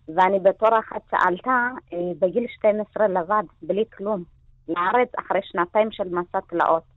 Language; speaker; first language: Hebrew; early bilingual, other home language; Amharic